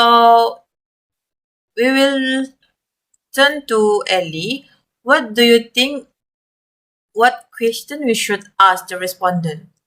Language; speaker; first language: English; non-native, learner; Malay